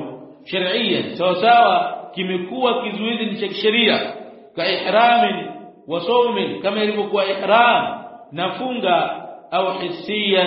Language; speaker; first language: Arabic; non-native, fluent; Swahili